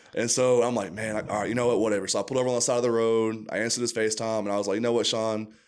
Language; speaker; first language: English; native; English